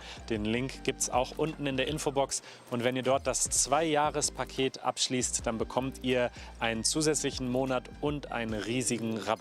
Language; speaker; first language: German; native; German